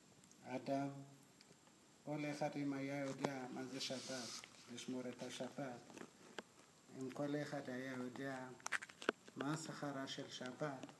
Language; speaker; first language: Hebrew; non-native, fluent; Amharic